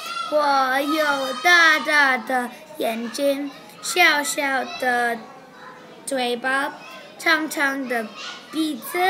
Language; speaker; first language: Chinese; non-native, learner; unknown